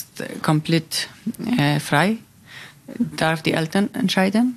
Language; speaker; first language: German; non-native, learner; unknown